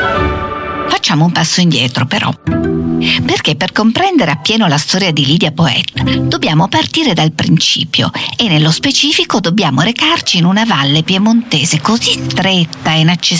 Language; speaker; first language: Italian; native; Italian